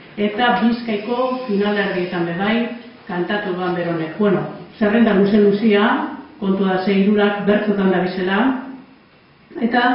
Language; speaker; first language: Basque; native; Basque